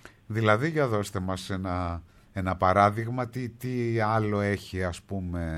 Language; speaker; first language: Greek; native; Greek